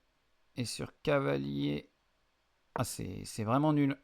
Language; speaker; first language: French; native; French